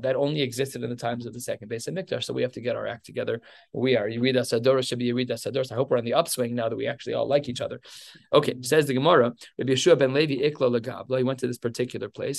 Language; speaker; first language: English; native; English